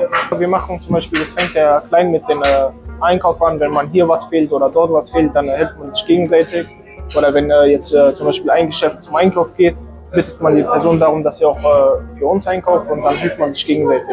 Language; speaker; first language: German; early bilingual, other home language; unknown